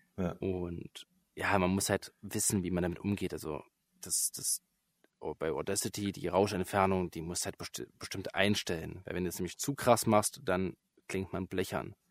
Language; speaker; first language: German; native; German